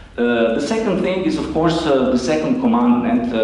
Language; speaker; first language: English; non-native, fluent; Croatian